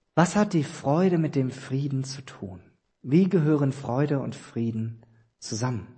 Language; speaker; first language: German; native; German